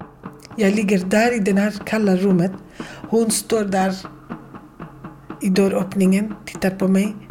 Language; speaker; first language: Swedish; non-native, fluent; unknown